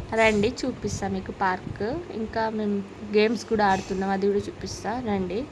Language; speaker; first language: Telugu; non-native, local second language; Lambadi